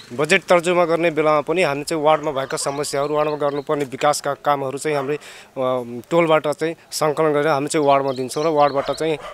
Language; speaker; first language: Nepali; native; Nepali